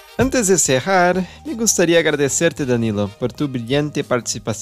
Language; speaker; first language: Spanish; non-native, learner; Portuguese